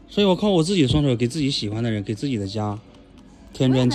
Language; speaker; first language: Chinese; native; Chinese